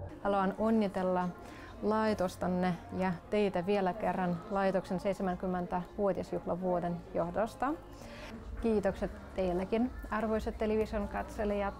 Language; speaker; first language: Finnish; non-native, local second language; Russian